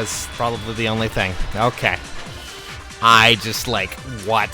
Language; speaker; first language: English; native; English